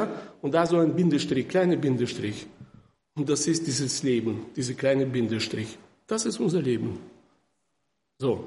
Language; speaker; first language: German; non-native, fluent; Russian